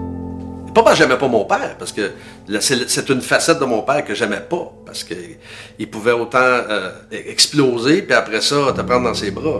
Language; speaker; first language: French; native; French